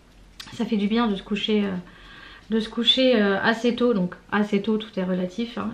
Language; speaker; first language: French; native; French